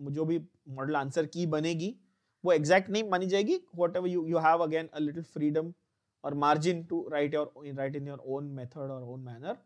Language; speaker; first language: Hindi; native; Hindi